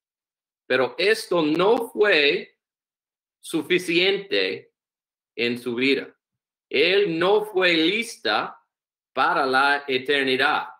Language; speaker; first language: Spanish; non-native, learner; English